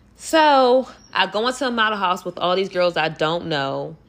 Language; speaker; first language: English; native; English